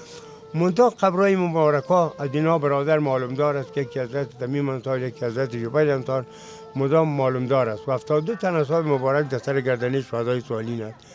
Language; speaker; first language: Persian; native; Persian